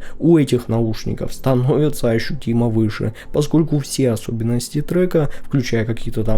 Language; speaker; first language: Russian; native; Russian